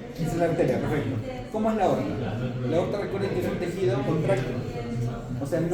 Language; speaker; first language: Spanish; native; Spanish